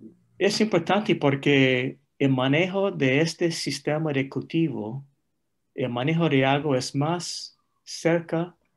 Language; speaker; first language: Spanish; non-native, fluent; English